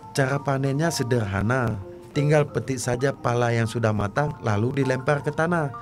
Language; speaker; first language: Indonesian; native; Indonesian